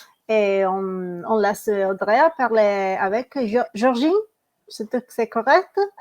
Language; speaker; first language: French; non-native, learner; Italian